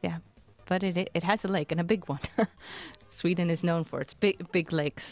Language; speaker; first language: English; native; English